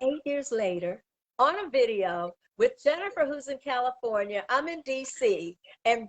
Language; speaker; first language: English; native; English